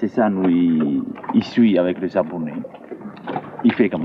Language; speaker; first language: French; non-native, local second language; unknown